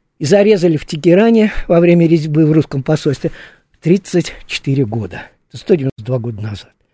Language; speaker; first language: Russian; native; Russian